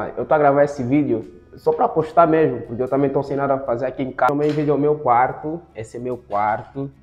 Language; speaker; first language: Portuguese; native; Portuguese